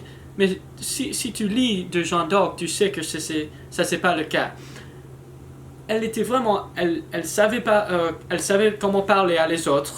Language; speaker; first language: French; non-native, learner; English